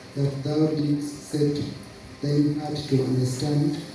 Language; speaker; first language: English; non-native, local second language; Swahili